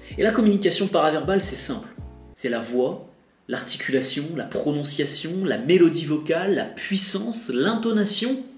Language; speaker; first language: French; native; French